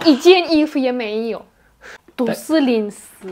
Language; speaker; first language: Chinese; non-native, fluent; Turkish